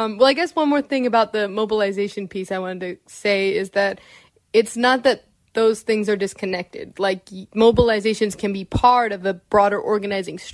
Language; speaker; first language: English; native; English